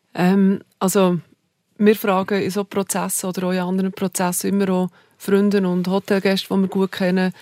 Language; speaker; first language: German; native; German